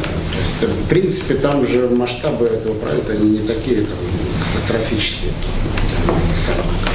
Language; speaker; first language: Russian; native; Russian